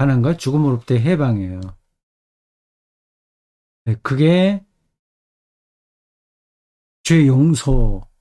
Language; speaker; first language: Korean; native; Korean